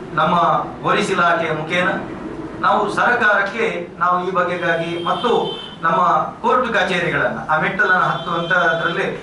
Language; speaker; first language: Kannada; non-native, local second language; Tulu